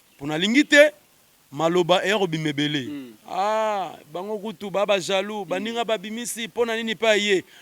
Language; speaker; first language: Lingala; native; Lingala